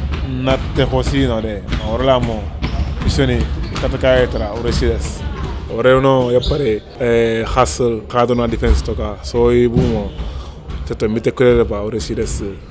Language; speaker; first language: Japanese; non-native, fluent; Wolof